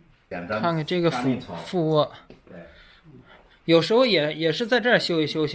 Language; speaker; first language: Chinese; native; Chinese